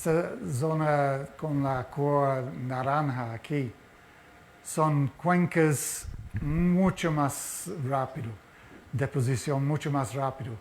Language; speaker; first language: Spanish; non-native, fluent; Portuguese